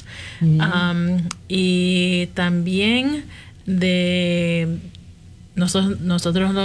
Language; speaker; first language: Spanish; early bilingual, heritage; Spanish